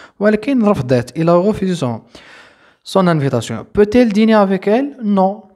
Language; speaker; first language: French; non-native, local second language; Arabic